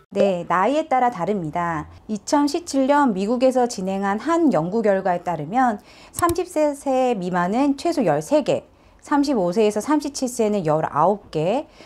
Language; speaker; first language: Korean; native; Korean